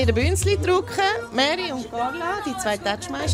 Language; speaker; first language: German; native; German